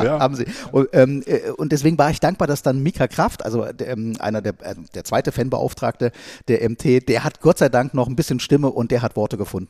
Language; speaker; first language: German; native; German